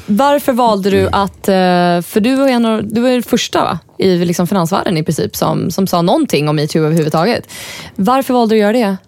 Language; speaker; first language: Swedish; native; Swedish